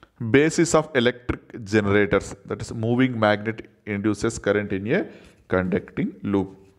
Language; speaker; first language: English; non-native, local second language; Telugu